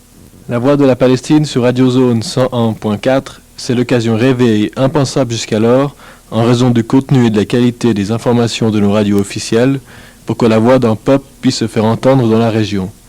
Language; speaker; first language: French; native; French